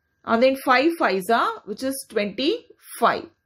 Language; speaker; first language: English; non-native, local second language; Tamil